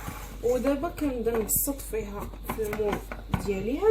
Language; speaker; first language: Arabic; native; Arabic